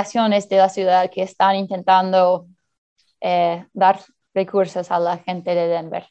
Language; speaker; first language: Spanish; early bilingual, heritage; Spanish